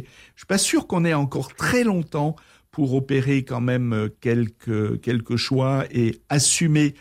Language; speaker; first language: French; native; French